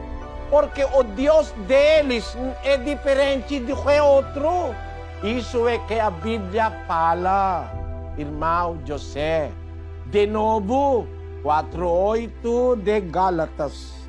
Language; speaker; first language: Portuguese; non-native, local second language; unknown